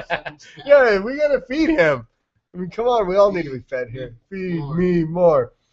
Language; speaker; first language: English; native; English